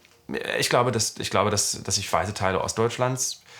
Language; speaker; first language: German; native; German